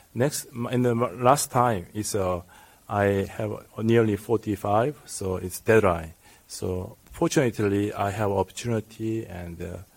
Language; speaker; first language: English; non-native, learner; Korean